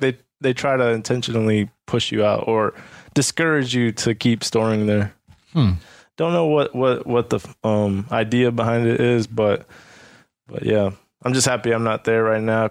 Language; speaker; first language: English; early bilingual, other home language; Spanish